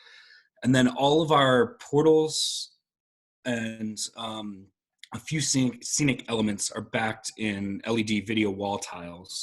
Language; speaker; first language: English; native; English